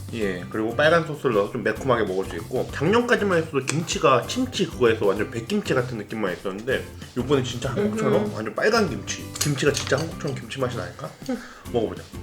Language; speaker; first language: Korean; native; Korean